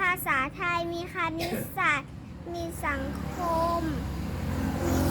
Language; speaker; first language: Thai; native; Thai